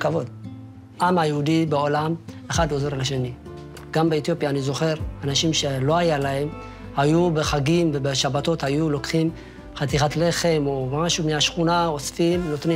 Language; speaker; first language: Hebrew; non-native, fluent; Amharic